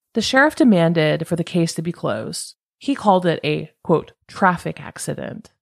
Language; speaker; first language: English; native; English